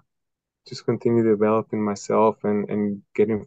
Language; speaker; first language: English; non-native, fluent; Spanish